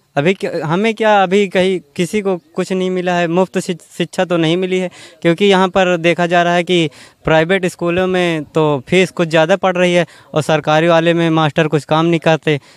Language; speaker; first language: Hindi; native; Hindi